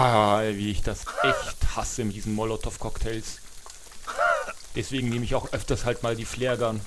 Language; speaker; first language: German; native; German